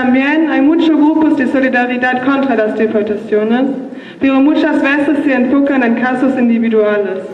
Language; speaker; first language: Spanish; non-native, learner; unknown